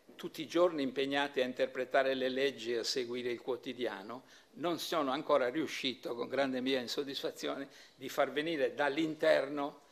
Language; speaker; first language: Italian; native; Italian